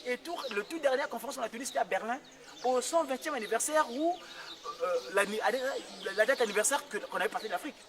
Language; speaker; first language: French; non-native, local second language; Kongo